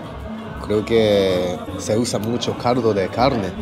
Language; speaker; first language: Spanish; non-native, learner; Japanese